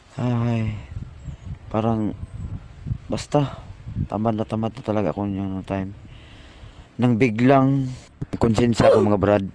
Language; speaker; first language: Filipino; non-native, local second language; Cebuano